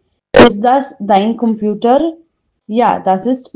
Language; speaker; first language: German; non-native, fluent; Hindi